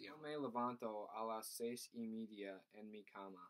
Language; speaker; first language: Spanish; non-native, learner; English